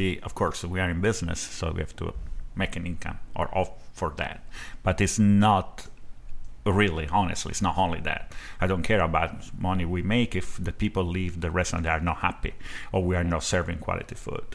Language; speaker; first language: English; non-native, fluent; Italian